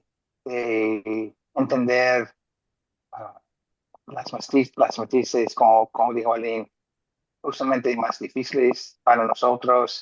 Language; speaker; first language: Spanish; non-native, fluent; English